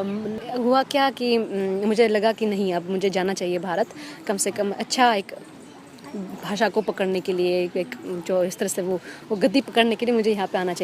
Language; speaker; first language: Hindi; non-native, fluent; Armenian